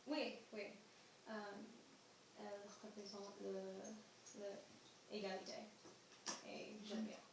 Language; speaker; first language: French; non-native, learner; English